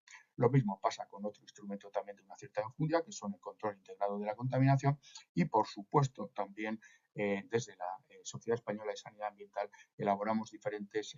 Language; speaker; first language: Spanish; native; Spanish